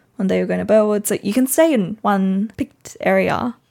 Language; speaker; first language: English; native; English